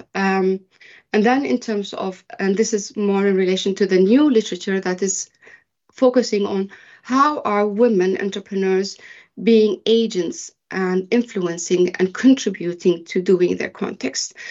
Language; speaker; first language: English; early bilingual, other home language; Arabic